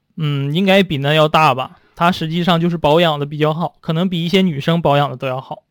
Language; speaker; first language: Chinese; native; Chinese